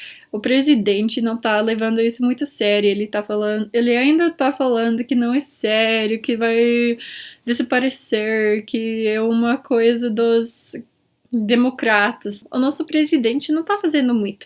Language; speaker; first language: Portuguese; early bilingual, heritage; Portuguese